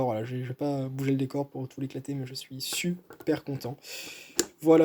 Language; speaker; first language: French; native; French